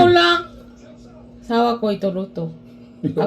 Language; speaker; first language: Filipino; non-native, learner; Korean